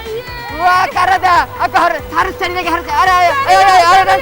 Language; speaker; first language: Indonesian; non-native, fluent; Japanese